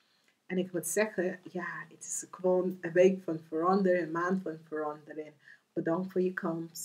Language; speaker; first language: Dutch; non-native, fluent; English